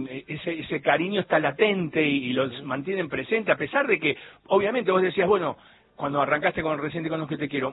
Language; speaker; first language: Spanish; native; Spanish